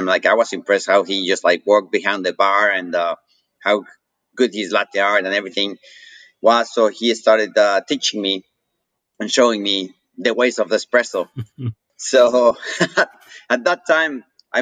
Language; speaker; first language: English; non-native, fluent; Spanish